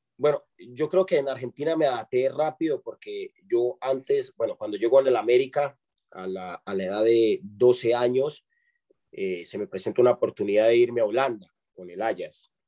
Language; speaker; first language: Spanish; native; Spanish